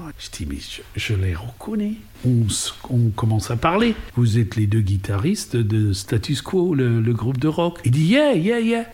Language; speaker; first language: French; non-native, fluent; English